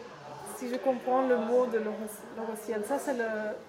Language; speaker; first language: French; non-native, learner; Dutch